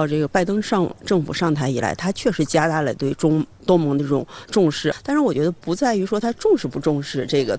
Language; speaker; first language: Chinese; native; Chinese